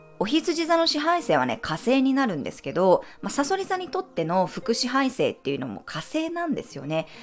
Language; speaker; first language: Japanese; native; Japanese